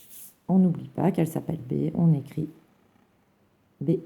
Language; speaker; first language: French; native; French